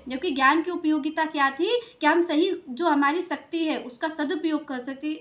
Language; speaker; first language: Hindi; native; Hindi